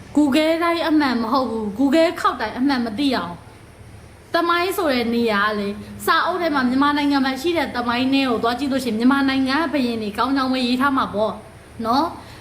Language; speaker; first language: Burmese; native; Burmese